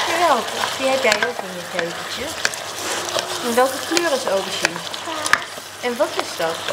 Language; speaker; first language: Dutch; native; Dutch